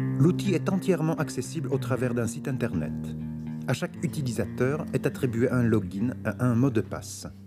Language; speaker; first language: French; native; French